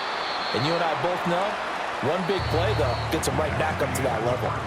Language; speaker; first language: English; native; English